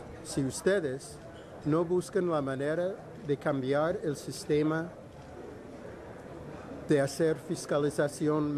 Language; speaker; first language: Spanish; non-native, fluent; English